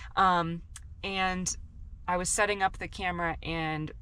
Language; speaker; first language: English; native; English